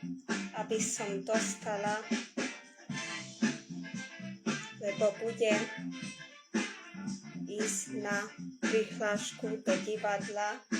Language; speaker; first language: Slovak; non-native, local second language; Hungarian